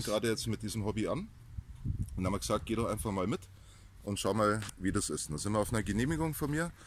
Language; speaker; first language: German; native; German